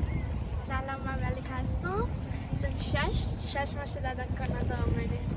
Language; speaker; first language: Persian; native; Persian